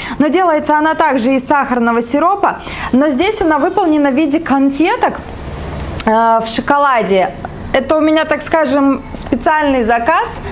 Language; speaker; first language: Russian; native; Russian